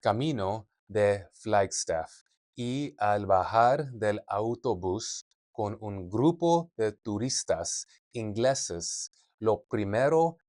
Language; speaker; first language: Spanish; non-native, learner; English